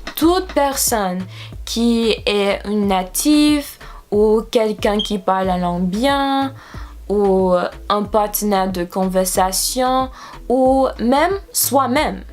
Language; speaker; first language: French; non-native, learner; English